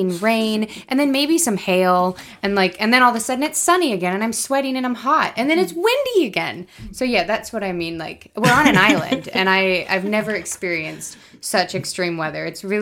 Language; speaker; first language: English; native; English